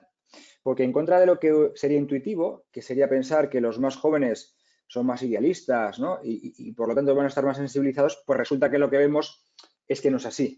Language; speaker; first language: Spanish; native; Spanish